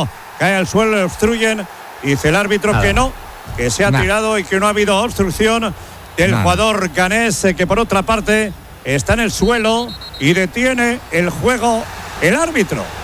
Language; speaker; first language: Spanish; native; Spanish